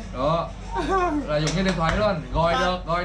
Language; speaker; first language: Vietnamese; native; Vietnamese